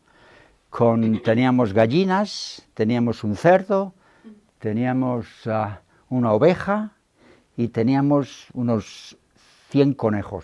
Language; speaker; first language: Spanish; native; Spanish